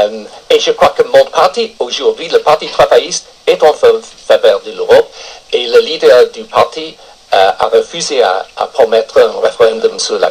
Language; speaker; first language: French; non-native, fluent; English